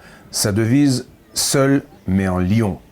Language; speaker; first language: French; native; French